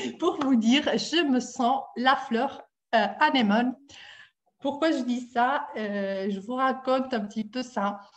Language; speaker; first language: French; non-native, fluent; Italian